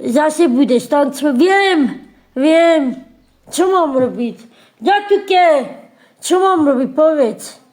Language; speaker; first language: Slovak; non-native, local second language; Romany